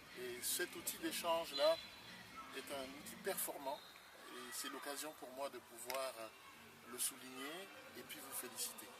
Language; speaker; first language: French; non-native, local second language; Sango